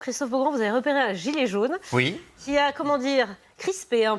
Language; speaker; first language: French; native; French